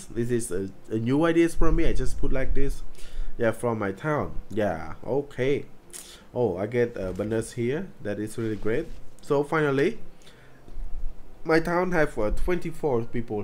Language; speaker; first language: English; non-native, learner; Khmer